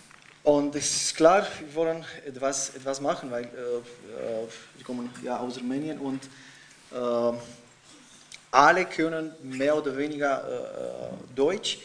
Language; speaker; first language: German; non-native, fluent; Romanian